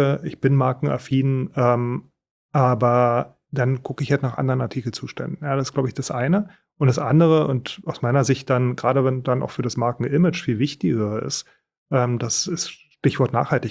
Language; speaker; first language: German; native; German